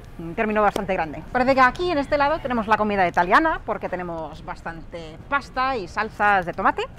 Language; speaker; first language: Spanish; non-native, fluent; English